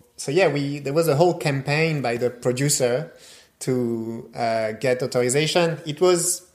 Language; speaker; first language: English; non-native, fluent; French